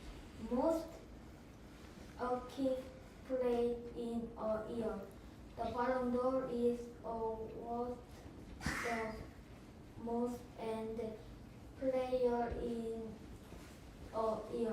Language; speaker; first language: English; non-native, learner; Korean